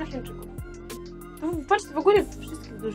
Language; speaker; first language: Polish; non-native, fluent; Russian